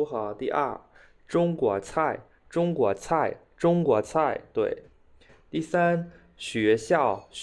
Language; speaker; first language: Chinese; non-native, fluent; Khmer